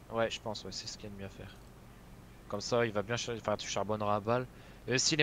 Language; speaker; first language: French; native; French